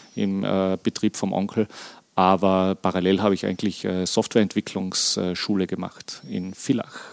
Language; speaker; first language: German; native; German